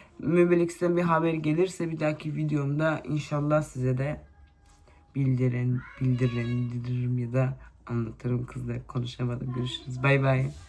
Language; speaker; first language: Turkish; early bilingual, heritage; Turkish